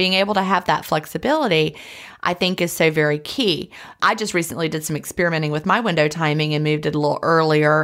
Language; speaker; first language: English; native; English